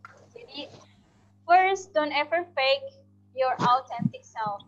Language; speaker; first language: English; non-native, fluent; Indonesian